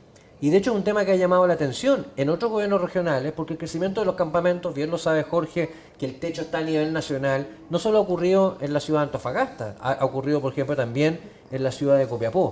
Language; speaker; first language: Spanish; native; Spanish